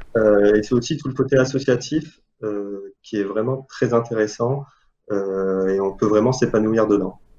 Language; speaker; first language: French; non-native, local second language; Arabic